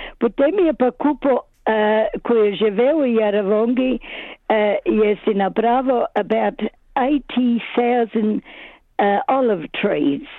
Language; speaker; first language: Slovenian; early bilingual, other home language; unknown